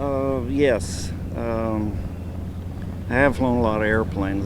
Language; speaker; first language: English; native; English